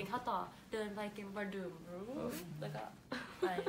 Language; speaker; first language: Thai; early bilingual, heritage; Thai